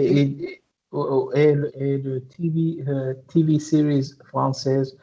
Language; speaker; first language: French; non-native, learner; Arabic